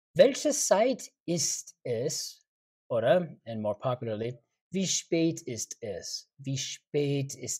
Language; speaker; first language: German; non-native, learner; English